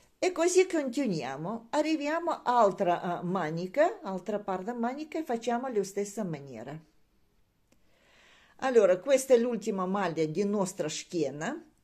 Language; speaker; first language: Italian; non-native, learner; Russian